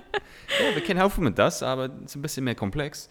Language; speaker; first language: German; non-native, learner; English